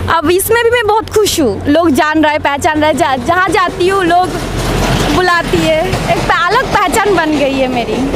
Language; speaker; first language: Hindi; non-native, local second language; Bangla